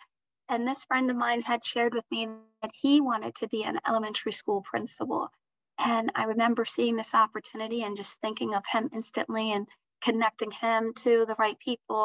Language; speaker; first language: English; early bilingual, other home language; Somali